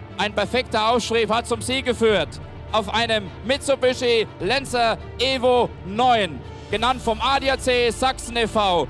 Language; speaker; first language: German; native; German